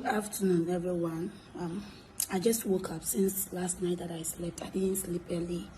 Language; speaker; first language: English; non-native, local second language; Akan